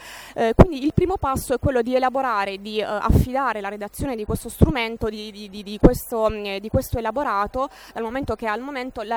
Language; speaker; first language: Italian; native; Italian